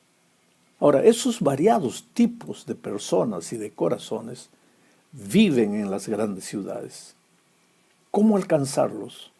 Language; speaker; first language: Spanish; native; Spanish